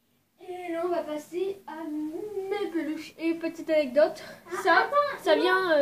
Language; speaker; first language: French; native; French